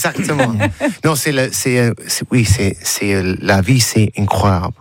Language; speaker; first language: French; non-native, learner; English